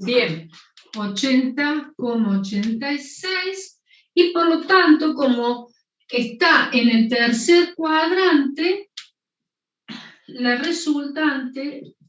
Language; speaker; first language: Spanish; native; Spanish